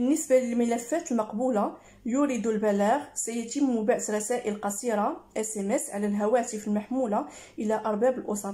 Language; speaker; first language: Arabic; native; Arabic